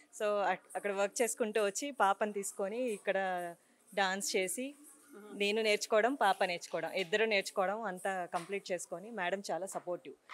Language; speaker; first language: Telugu; native; Telugu